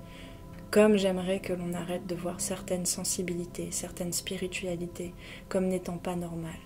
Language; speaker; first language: French; native; French